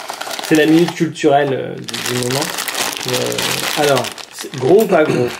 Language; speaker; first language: French; native; French